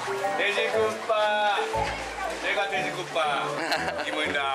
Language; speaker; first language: Korean; non-native, learner; Japanese